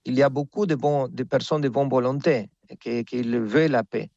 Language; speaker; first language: French; non-native, fluent; Spanish